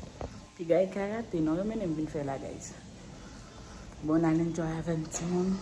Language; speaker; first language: French; non-native, learner; Haitian Creole